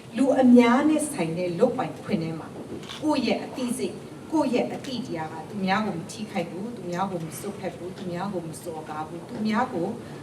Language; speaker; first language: Burmese; non-native, local second language; Kachin